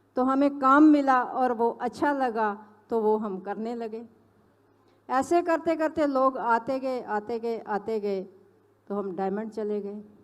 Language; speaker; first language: Hindi; non-native, local second language; Punjabi